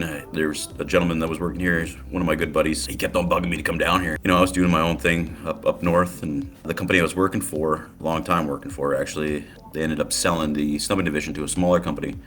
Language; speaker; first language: English; native; English